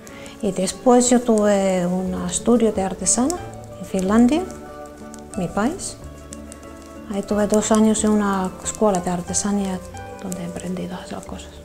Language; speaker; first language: Spanish; non-native, learner; Finnish